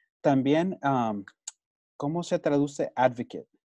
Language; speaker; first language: Spanish; early bilingual, heritage; Spanish